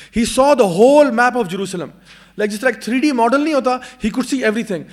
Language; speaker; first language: English; non-native, local second language; Urdu